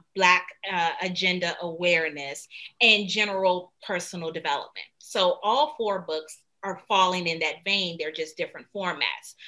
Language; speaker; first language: English; native; English